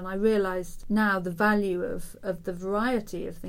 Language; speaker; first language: English; native; English